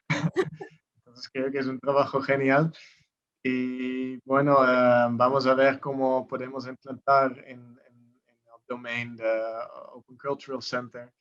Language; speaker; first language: Spanish; non-native, learner; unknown